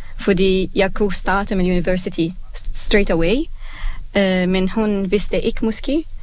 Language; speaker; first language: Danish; non-native, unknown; Arabic